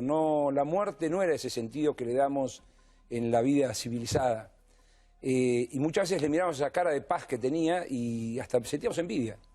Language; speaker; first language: Spanish; native; Spanish